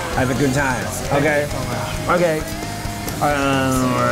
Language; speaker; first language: English; non-native, learner; Chinese